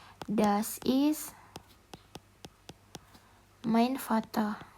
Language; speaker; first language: German; non-native, fluent; Indonesian